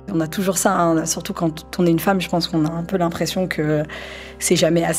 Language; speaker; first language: French; early bilingual, other home language; Arabic